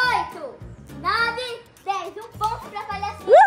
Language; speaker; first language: Portuguese; native; Portuguese